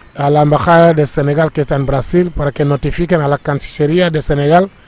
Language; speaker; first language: Spanish; non-native, fluent; Wolof